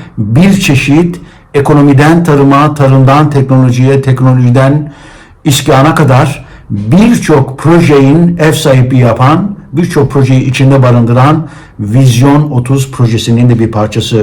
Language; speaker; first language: Turkish; native; Turkish